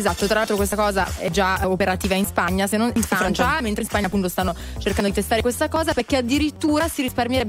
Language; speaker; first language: Italian; native; Italian